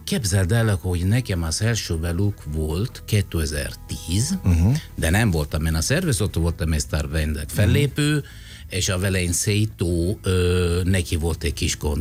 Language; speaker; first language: Hungarian; non-native, fluent; Italian